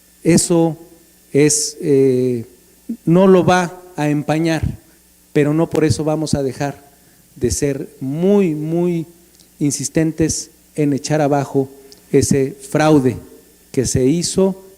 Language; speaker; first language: Spanish; native; Spanish